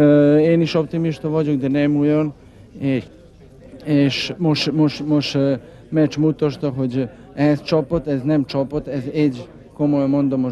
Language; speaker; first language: Hungarian; non-native, learner; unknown